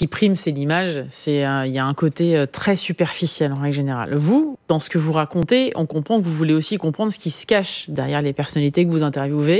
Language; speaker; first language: French; native; French